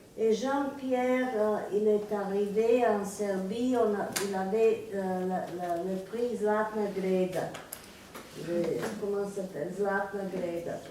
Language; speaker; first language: French; non-native, fluent; Serbian